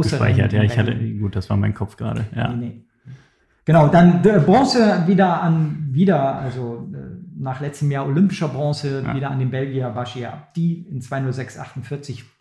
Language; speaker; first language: German; native; German